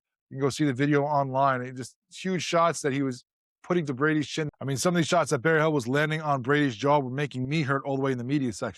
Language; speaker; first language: English; native; English